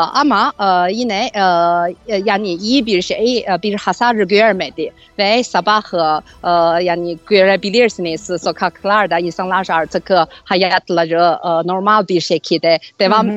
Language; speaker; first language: Turkish; non-native, fluent; Chinese